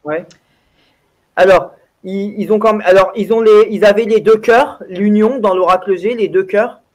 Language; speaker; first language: French; native; French